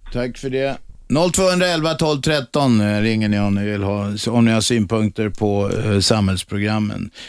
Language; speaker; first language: Swedish; native; Swedish